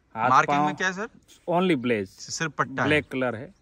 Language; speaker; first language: Hindi; native; Hindi